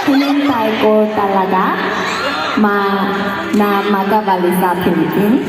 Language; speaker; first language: Filipino; non-native, learner; Korean